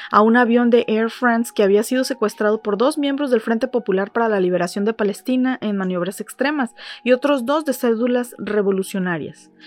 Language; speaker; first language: Spanish; native; Spanish